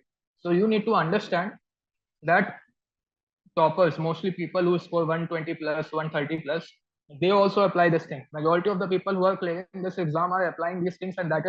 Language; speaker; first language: English; non-native, local second language; Hindi